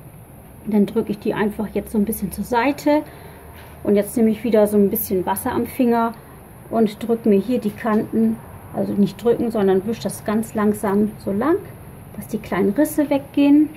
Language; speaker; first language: German; native; German